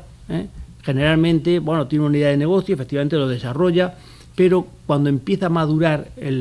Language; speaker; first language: Spanish; native; Spanish